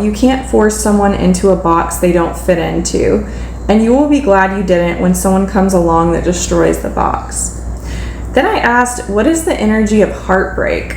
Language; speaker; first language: English; native; English